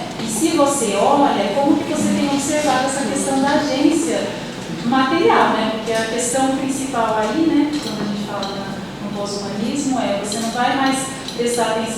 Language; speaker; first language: Portuguese; native; Portuguese